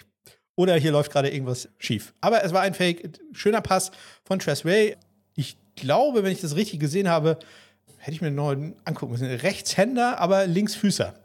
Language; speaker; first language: German; native; German